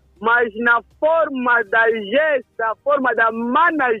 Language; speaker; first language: Portuguese; non-native, local second language; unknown